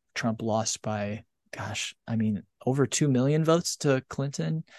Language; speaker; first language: English; native; English